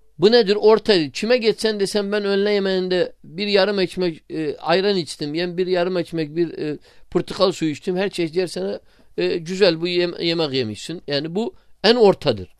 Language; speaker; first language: Turkish; non-native, fluent; Arabic